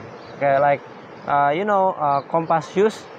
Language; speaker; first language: English; non-native, learner; Indonesian